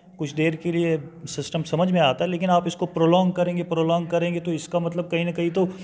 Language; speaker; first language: Hindi; non-native, local second language; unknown